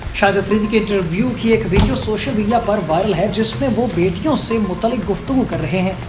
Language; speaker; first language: Urdu; native; Urdu